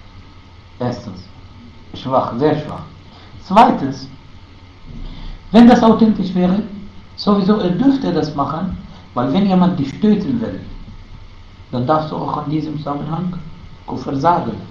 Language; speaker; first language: German; non-native, fluent; Arabic